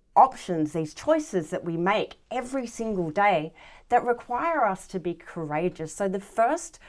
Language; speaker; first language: English; native; English